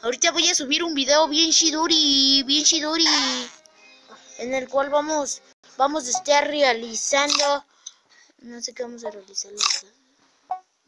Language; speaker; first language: Spanish; native; Spanish